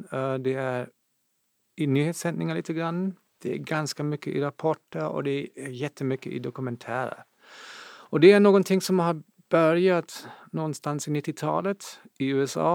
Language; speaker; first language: Swedish; non-native, fluent; German